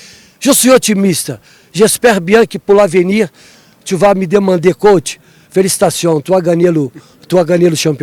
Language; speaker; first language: French; non-native, learner; Portuguese